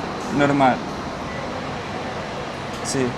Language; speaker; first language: Spanish; non-native, learner; Arabic